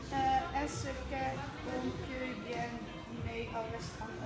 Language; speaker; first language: French; non-native, learner; Dutch